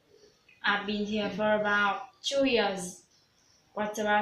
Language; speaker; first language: English; non-native, learner; Vietnamese